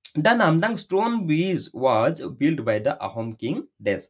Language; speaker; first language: English; non-native, local second language; Assamese